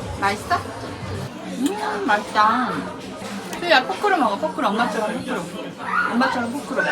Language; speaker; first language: Korean; native; Korean